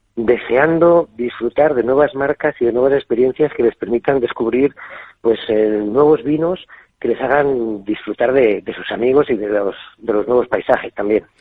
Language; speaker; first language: Spanish; native; Spanish